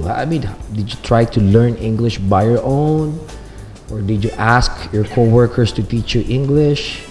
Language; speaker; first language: English; non-native, local second language; Filipino